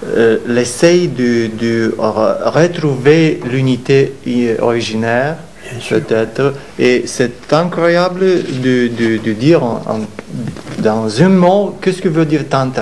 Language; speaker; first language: French; non-native, fluent; Romanian